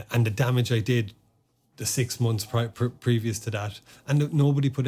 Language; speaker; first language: English; non-native, local second language; Irish